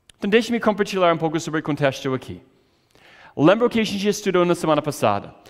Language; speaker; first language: Portuguese; non-native, fluent; English